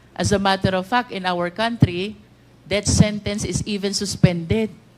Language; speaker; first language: English; non-native, local second language; Filipino